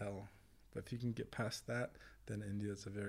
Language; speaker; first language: English; native; English